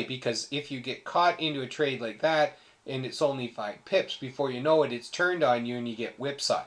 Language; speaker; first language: English; native; English